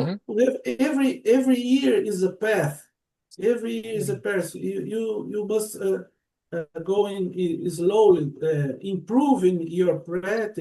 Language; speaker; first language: English; non-native, learner; Portuguese